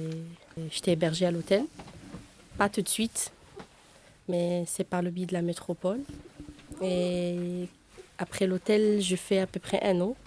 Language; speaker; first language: French; non-native, local second language; Arabic